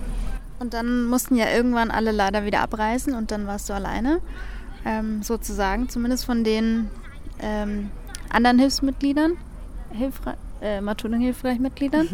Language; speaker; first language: German; native; German